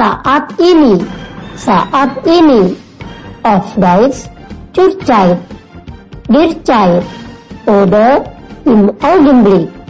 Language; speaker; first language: German; non-native, fluent; Indonesian